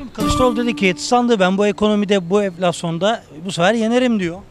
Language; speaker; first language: Turkish; native; Turkish